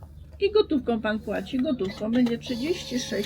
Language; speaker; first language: Polish; native; Polish